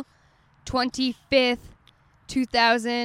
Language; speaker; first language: English; native; English